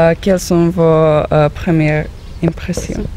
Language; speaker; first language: French; non-native, fluent; Serbian